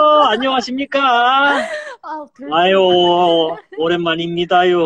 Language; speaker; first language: Korean; native; Korean